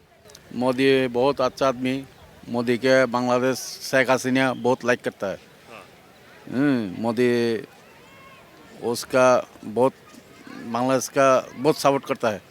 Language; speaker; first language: Hindi; non-native, learner; Bangla